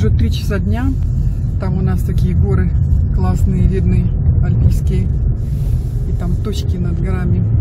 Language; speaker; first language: Russian; native; Russian